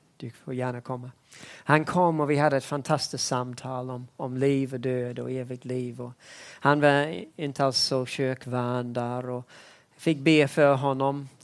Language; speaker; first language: Swedish; non-native, fluent; English